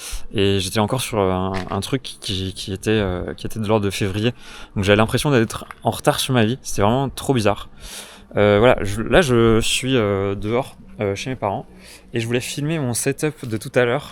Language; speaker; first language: French; native; French